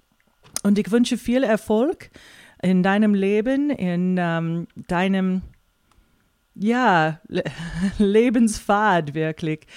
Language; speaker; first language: German; non-native, fluent; English